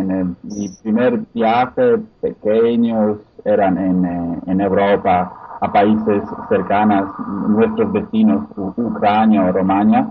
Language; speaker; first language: Spanish; non-native, fluent; Polish